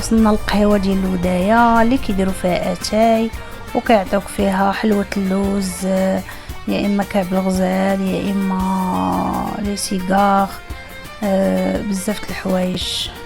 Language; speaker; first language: Arabic; native; Arabic